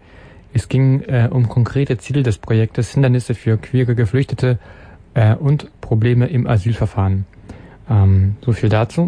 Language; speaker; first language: German; native; German